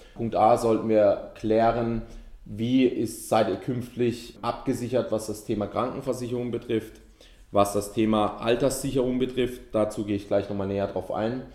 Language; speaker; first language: German; native; German